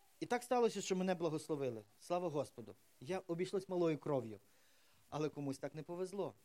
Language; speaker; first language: Ukrainian; native; Ukrainian